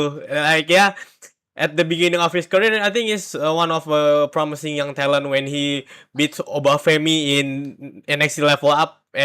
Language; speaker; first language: English; non-native, learner; Indonesian